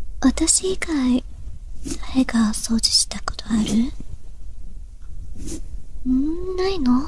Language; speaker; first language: Japanese; non-native, learner; Chinese